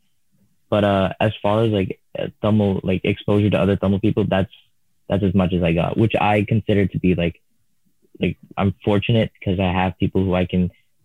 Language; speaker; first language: English; non-native, fluent; Tamil